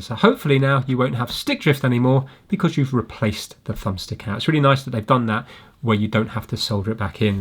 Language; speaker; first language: English; native; English